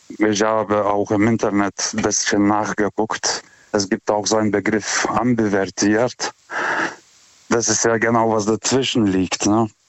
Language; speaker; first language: German; non-native, fluent; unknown